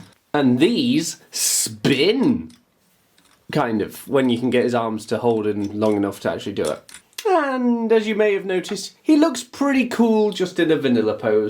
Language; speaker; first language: English; native; English